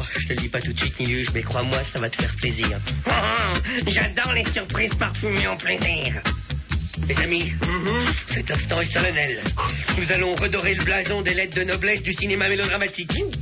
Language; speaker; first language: French; native; French